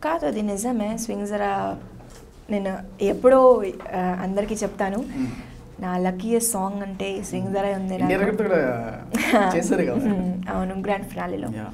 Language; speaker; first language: Telugu; non-native, learner; Hindi